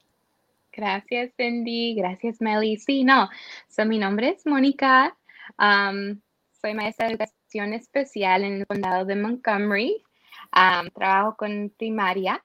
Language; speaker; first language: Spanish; early bilingual, heritage; Spanish